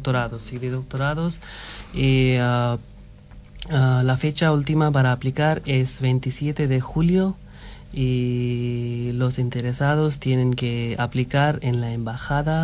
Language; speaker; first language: Spanish; non-native, fluent; Hindi